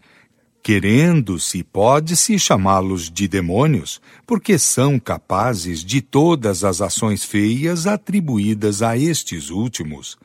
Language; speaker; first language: Portuguese; native; Portuguese